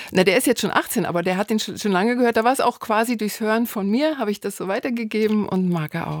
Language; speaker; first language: German; native; German